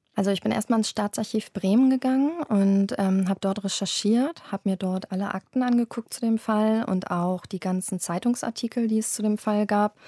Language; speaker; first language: German; native; German